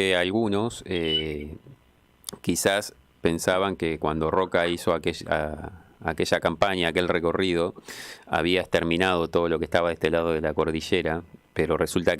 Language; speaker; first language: Spanish; native; Spanish